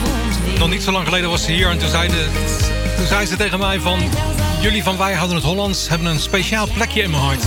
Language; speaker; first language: Dutch; native; Dutch